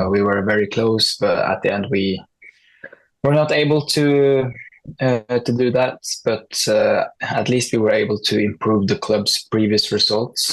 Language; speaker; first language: English; non-native, fluent; Norwegian